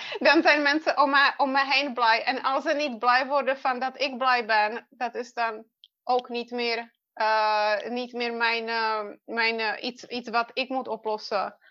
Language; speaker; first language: Dutch; non-native, fluent; Czech